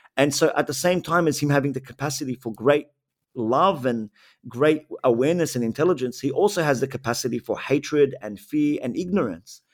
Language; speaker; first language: English; native; English